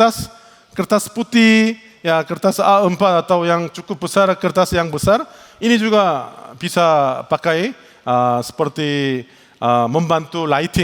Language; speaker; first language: Indonesian; non-native, learner; Korean